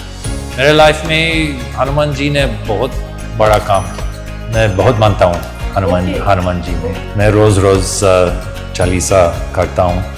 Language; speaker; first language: Hindi; non-native, fluent; English